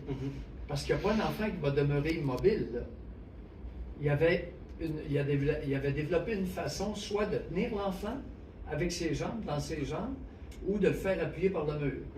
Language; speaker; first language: French; native; French